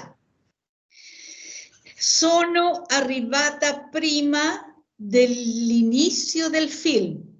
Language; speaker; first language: Italian; non-native, learner; Spanish